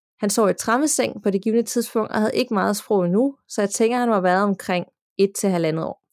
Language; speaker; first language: Danish; native; Danish